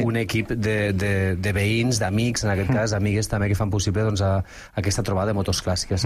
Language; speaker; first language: Catalan; native; Catalan